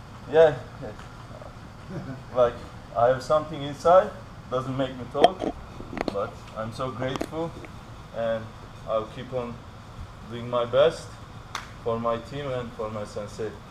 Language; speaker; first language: English; non-native, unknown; Turkish